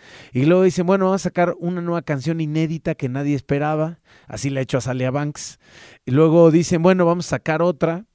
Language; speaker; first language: Spanish; native; Spanish